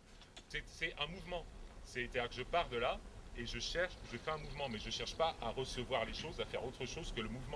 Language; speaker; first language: French; native; French